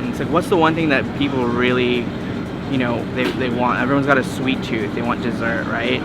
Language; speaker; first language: English; native; English